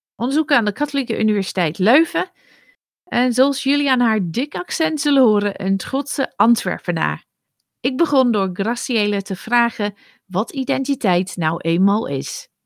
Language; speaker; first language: Dutch; non-native, fluent; English